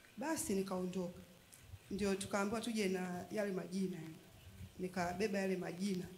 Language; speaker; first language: Swahili; native; Swahili